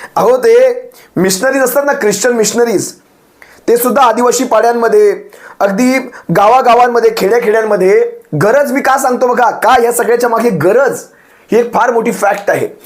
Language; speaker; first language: Marathi; native; Marathi